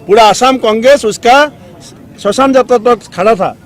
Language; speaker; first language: Hindi; non-native, local second language; Assamese